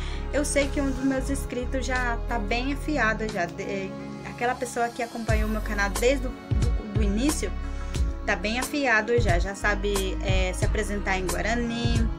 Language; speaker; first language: Portuguese; non-native, local second language; Guarani